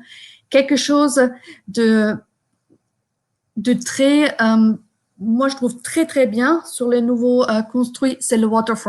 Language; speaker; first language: French; non-native, fluent; German